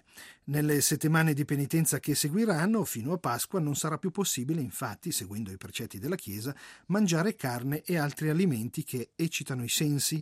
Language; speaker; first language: Italian; native; Italian